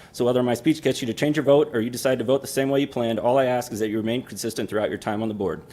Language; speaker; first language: English; native; English